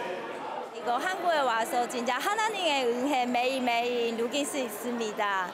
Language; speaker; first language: Korean; non-native, learner; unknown